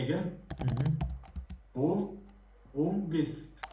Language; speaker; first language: German; non-native, learner; Croatian